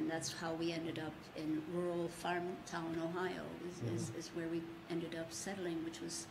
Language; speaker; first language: English; early bilingual, other home language; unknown